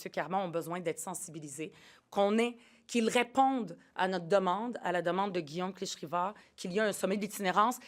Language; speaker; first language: French; early bilingual, other home language; Arabic